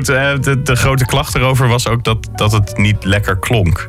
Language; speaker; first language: Dutch; native; Dutch